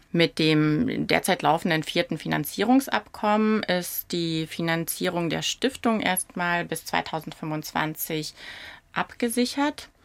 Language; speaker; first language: German; non-native, local second language; Upper Sorbian